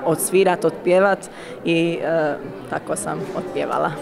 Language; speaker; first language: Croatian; early bilingual, heritage; Croatian